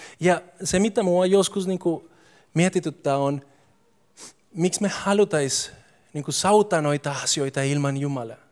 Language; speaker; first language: Finnish; non-native, fluent; Spanish